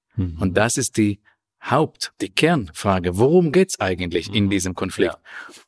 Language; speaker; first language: German; non-native, fluent; Hebrew